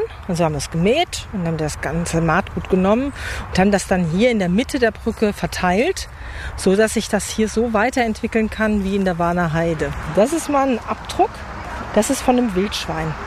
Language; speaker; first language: German; native; German